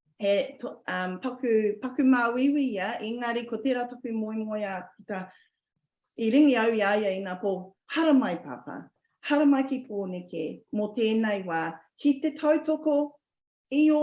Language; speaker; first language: Māori; non-native, local second language; English